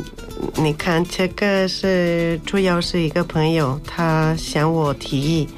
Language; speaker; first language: Chinese; non-native, fluent; Spanish